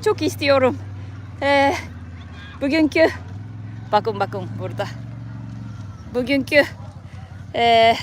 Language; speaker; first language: Turkish; non-native, fluent; Japanese